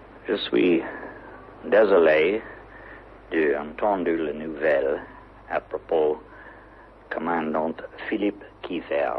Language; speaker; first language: French; non-native, learner; English